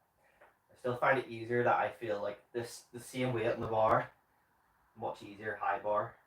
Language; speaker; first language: English; native; English